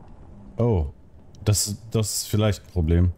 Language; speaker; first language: German; native; German